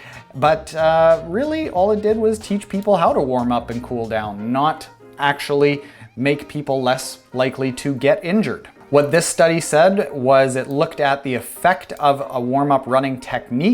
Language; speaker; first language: English; native; English